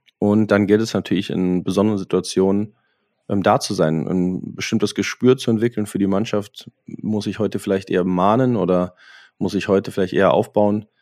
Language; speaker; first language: German; native; German